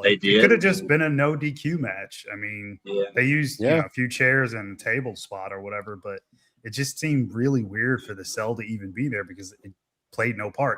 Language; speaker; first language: English; native; English